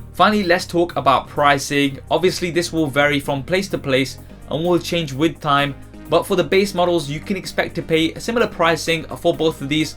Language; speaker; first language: English; native; English